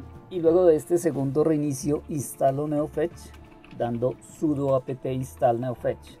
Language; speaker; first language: Spanish; native; Spanish